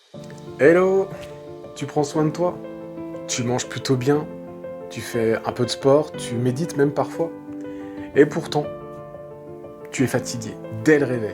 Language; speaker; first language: French; native; French